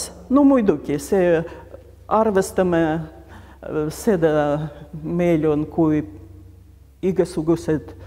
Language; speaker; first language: Estonian; non-native, local second language; Russian